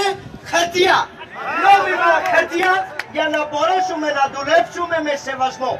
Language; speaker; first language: Greek; non-native, fluent; Urdu